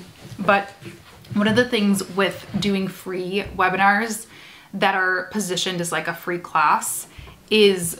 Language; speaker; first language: English; native; English